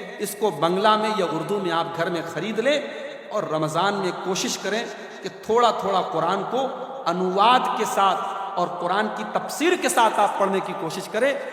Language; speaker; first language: Urdu; native; Urdu